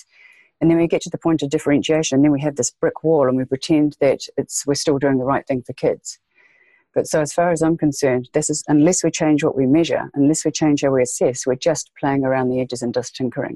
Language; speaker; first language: English; native; English